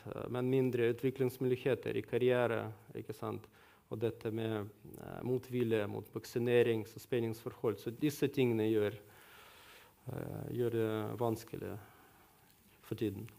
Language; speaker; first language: Norwegian; non-native, fluent; Russian